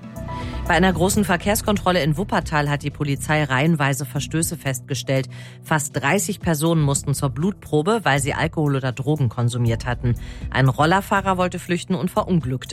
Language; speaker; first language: German; native; German